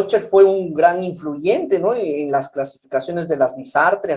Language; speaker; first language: Spanish; native; Spanish